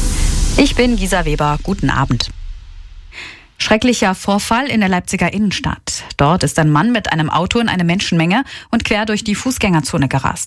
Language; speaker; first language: German; native; German